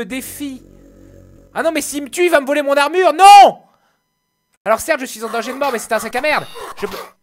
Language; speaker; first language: French; native; French